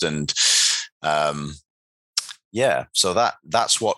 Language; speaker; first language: English; native; English